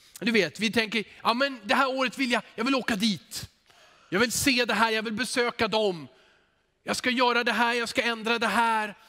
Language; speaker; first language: Swedish; native; Swedish